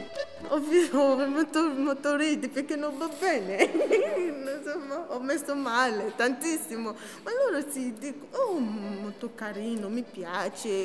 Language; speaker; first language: Italian; non-native, learner; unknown